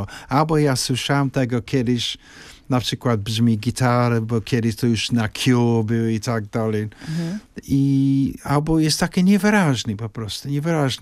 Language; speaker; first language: Polish; non-native, fluent; English